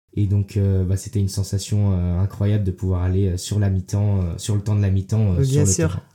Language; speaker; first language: French; early bilingual, heritage; French